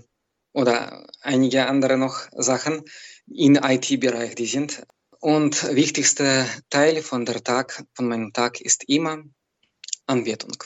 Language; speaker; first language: German; non-native, fluent; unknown